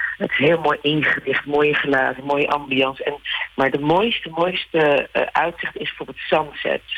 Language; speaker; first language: Dutch; early bilingual, other home language; Turkish